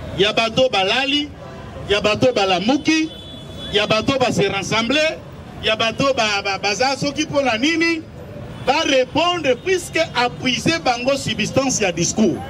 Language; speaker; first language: Lingala; native; Lingala